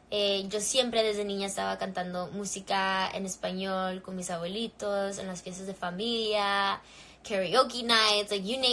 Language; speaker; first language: Spanish; early bilingual, heritage; English